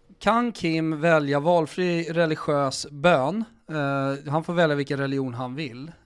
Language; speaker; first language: Swedish; native; Swedish